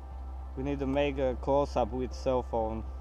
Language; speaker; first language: English; non-native, learner; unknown